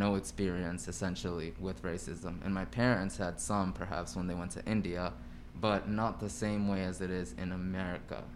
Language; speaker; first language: English; native; English